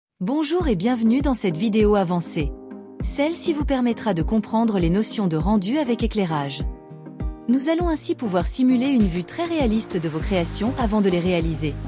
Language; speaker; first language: French; native; French